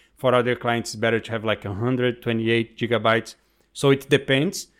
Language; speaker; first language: English; non-native, fluent; Portuguese